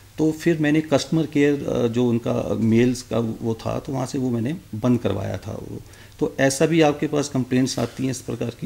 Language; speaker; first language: Hindi; native; Hindi